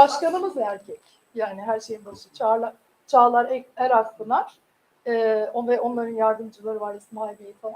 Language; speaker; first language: Turkish; native; Turkish